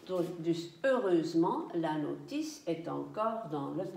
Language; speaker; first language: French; non-native, fluent; Dutch